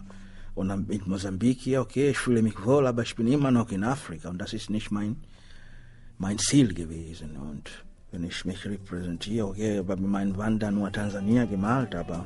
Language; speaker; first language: German; non-native, learner; Swahili